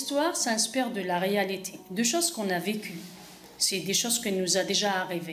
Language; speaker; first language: French; non-native, learner; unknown